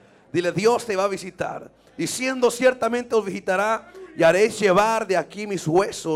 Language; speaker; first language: Spanish; native; Spanish